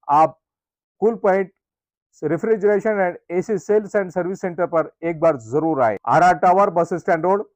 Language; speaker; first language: Hindi; non-native, local second language; Urdu